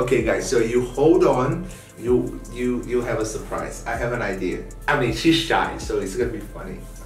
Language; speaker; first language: English; non-native, fluent; Portuguese